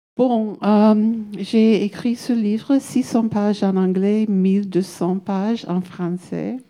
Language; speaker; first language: French; non-native, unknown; English